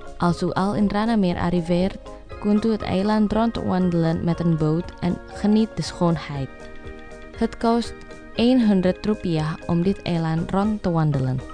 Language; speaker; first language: Dutch; non-native, learner; Indonesian